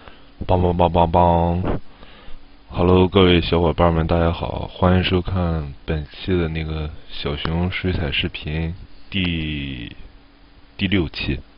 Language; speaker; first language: Chinese; native; Chinese